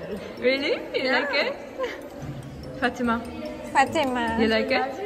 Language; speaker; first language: English; non-native, learner; Japanese